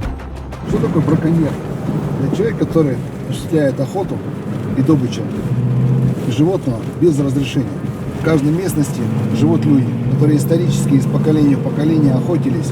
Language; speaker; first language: Russian; native; Russian